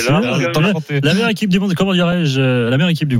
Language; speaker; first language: French; native; French